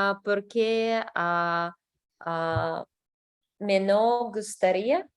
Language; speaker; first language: Spanish; non-native, learner; English